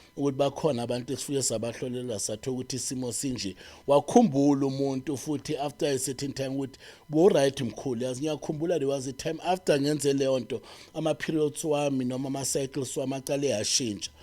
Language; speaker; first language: Zulu; native; Zulu